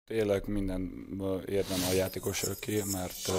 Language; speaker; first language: Hungarian; non-native, fluent; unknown